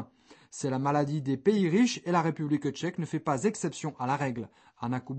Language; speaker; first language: French; native; French